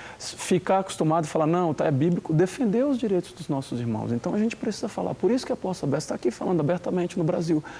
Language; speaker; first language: Portuguese; native; Portuguese